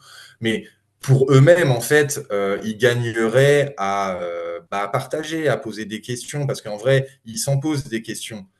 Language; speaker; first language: French; native; French